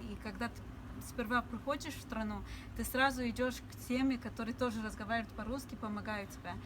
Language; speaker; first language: Russian; early bilingual, heritage; English